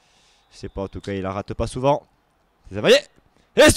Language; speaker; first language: French; native; French